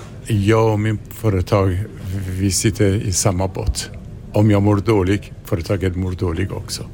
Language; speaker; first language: Swedish; non-native, learner; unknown